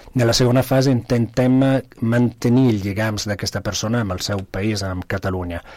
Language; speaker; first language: Catalan; non-native, fluent; Italian